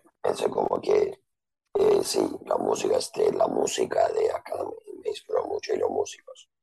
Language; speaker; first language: Spanish; non-native, fluent; Turkish